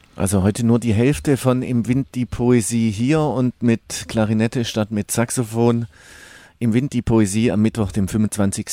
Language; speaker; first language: German; native; German